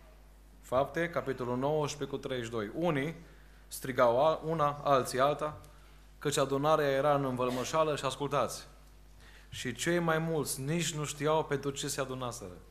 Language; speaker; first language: Romanian; native; Romanian